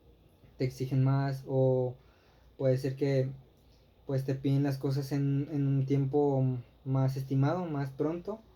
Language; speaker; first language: Spanish; native; Spanish